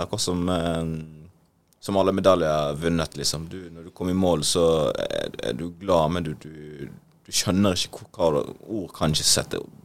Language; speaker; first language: Norwegian; early bilingual, other home language; Swahili